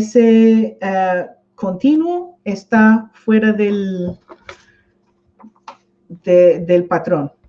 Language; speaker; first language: Spanish; non-native, fluent; English